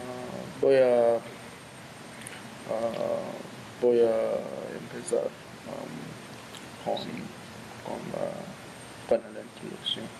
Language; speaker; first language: Spanish; non-native, learner; English